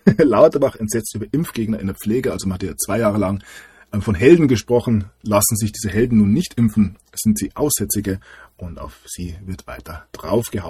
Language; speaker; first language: German; native; German